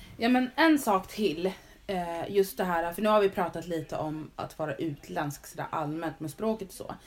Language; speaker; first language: Swedish; native; Swedish